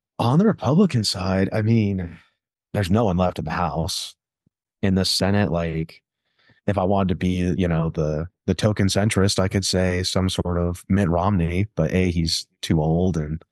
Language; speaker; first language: English; native; English